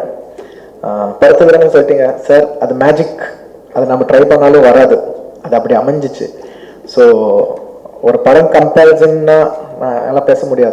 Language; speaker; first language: Tamil; non-native, local second language; Telugu